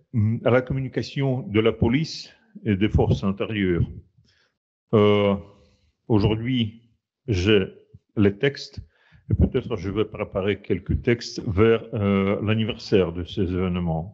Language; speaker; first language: French; non-native, fluent; Russian